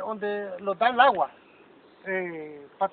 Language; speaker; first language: Spanish; native; Spanish